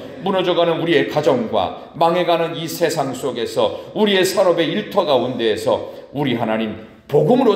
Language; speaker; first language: Korean; native; Korean